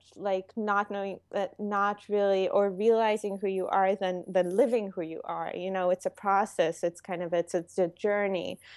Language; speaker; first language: English; non-native, fluent; Hebrew